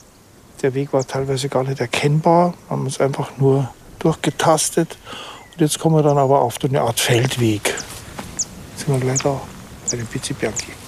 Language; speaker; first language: German; native; German